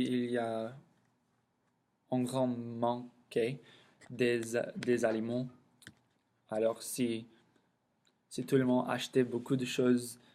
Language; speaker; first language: French; non-native, learner; English